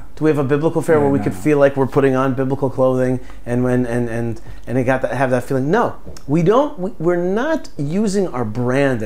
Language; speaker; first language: English; early bilingual, other home language; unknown